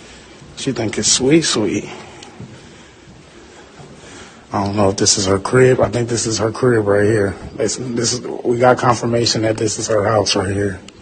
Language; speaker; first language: English; native; English